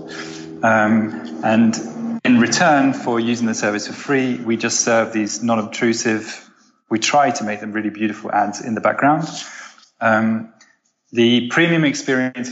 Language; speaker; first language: English; native; English